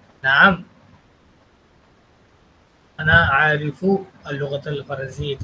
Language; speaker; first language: Arabic; non-native, fluent; Tamil